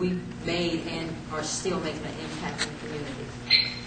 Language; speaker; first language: English; native; English